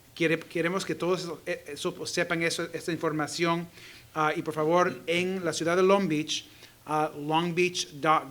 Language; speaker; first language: Spanish; early bilingual, heritage; Spanish